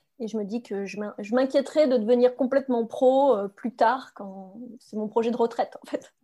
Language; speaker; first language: French; native; French